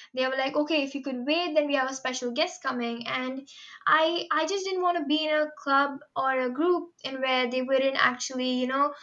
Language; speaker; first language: English; non-native, local second language; Hindi